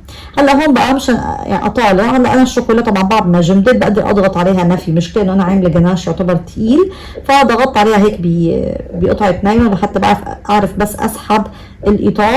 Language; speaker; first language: Arabic; native; Arabic